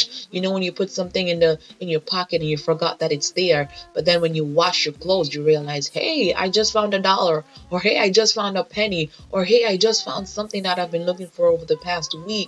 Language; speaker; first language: English; native; English